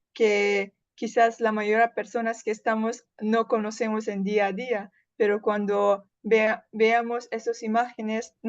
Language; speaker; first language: Spanish; non-native, fluent; Russian